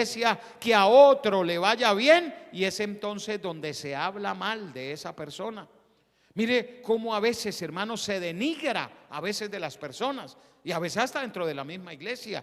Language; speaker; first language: Spanish; native; Spanish